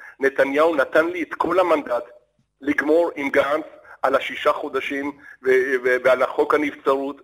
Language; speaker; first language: Hebrew; early bilingual, other home language; Arabic